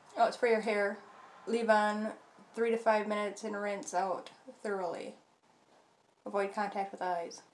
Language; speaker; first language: English; native; English